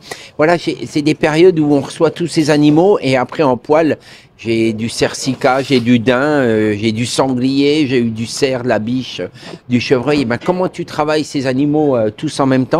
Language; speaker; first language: French; native; French